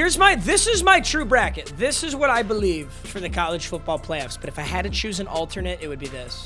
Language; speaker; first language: English; native; English